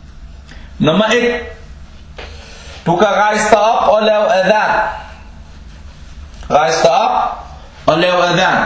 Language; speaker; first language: Danish; non-native, local second language; Arabic